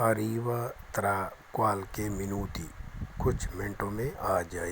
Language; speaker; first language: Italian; non-native, learner; Urdu